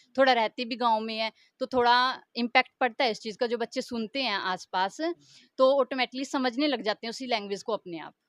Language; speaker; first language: Hindi; native; Hindi